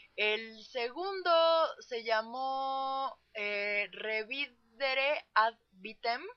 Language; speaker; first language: Spanish; native; Spanish